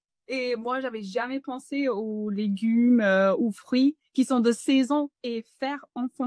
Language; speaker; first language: French; non-native, fluent; English